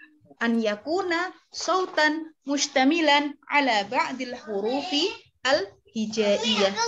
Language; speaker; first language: Arabic; non-native, fluent; Indonesian